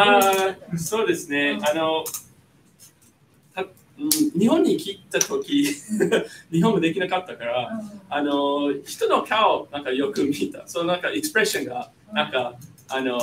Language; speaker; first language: Japanese; non-native, fluent; English